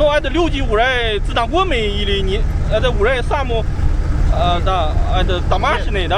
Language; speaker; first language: Russian; non-native, learner; Chinese